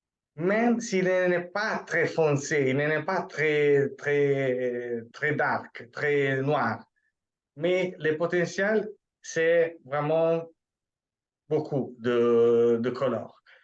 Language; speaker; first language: French; non-native, fluent; Italian